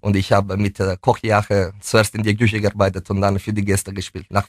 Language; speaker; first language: German; non-native, fluent; Italian